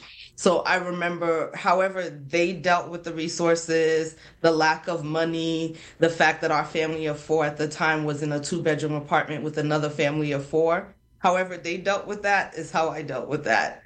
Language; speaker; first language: English; non-native, local second language; Krio